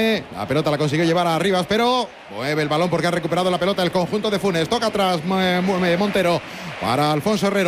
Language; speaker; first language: Spanish; native; Spanish